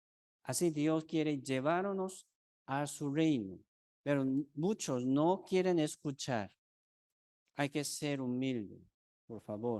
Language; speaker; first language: Spanish; non-native, fluent; Korean